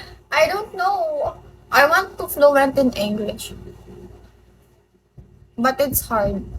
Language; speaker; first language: English; non-native, learner; Filipino